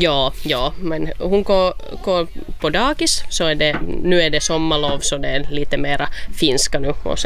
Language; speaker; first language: Swedish; non-native, local second language; Finnish